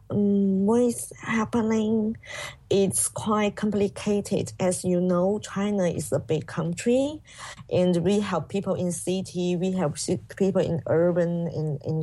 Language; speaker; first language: English; non-native, fluent; Chinese